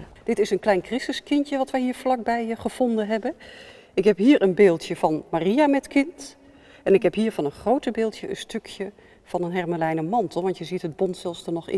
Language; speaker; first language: Dutch; native; Dutch